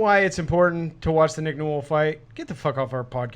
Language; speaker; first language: English; native; English